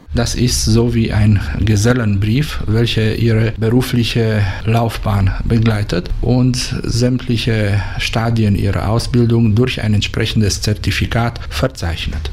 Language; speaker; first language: German; native; German